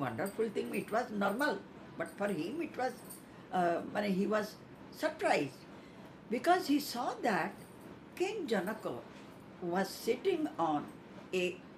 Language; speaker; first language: English; non-native, local second language; Odia